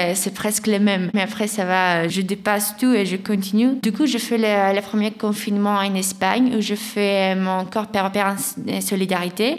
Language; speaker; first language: French; non-native, fluent; Greek